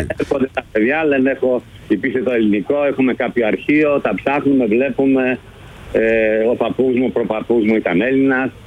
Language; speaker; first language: Greek; early bilingual, heritage; Greek